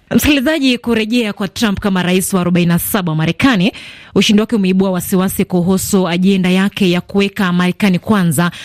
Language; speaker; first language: Swahili; non-native, local second language; Gusii